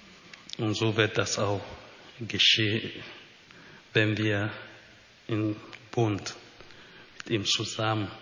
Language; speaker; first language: German; non-native, fluent; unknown